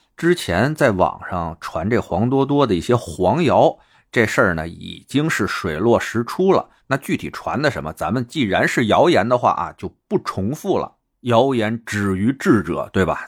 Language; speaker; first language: Chinese; native; Chinese